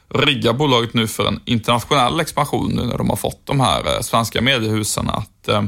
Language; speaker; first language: Swedish; native; Swedish